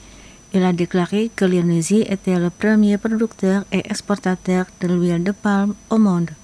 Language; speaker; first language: French; non-native, fluent; Indonesian